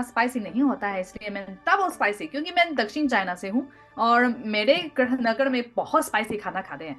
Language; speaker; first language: Hindi; non-native, learner; Chinese